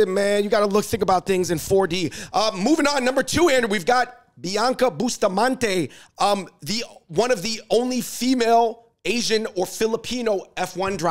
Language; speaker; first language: English; native; English